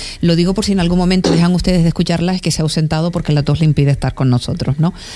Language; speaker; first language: Spanish; native; Spanish